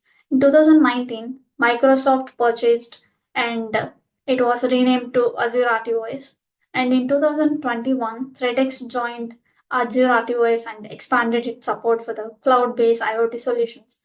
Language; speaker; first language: English; non-native, local second language; Telugu